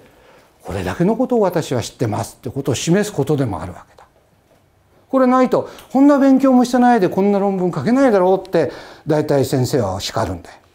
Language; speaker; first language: Japanese; native; Japanese